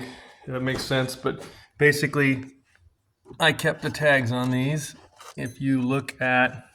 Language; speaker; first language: English; native; English